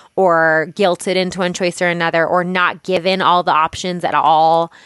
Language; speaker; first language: English; native; English